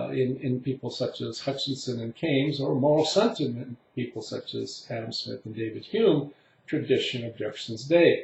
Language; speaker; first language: English; native; English